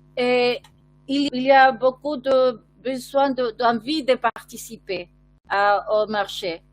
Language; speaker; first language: French; non-native, fluent; Spanish